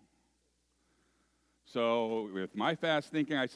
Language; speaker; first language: English; native; English